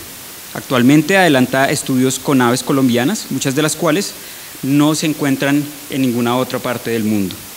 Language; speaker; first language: Spanish; native; Spanish